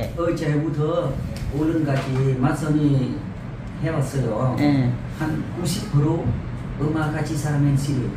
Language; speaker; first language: Korean; non-native, learner; Vietnamese